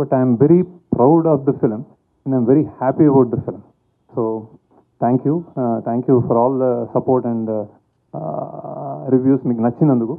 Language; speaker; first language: Telugu; native; Telugu